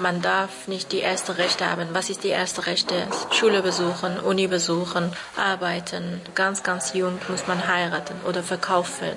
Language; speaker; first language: German; non-native, learner; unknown